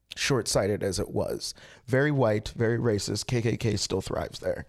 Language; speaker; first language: English; native; English